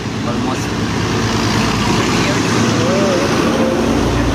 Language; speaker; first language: English; non-native, local second language; Cebuano